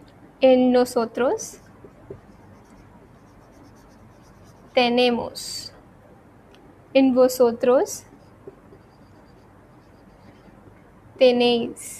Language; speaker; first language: Spanish; non-native, fluent; Hindi